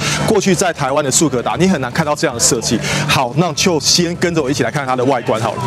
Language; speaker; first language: Chinese; native; Chinese